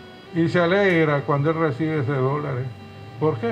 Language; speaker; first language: Spanish; native; Spanish